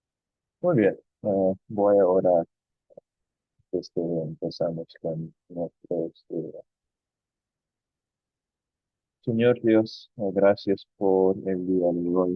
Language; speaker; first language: Spanish; non-native, fluent; English